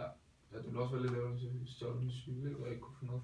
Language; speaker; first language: Danish; native; Danish